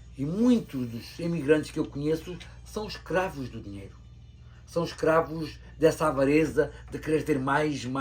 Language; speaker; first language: Portuguese; native; Portuguese